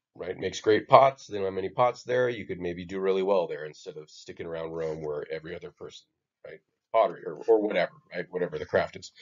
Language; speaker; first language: English; native; English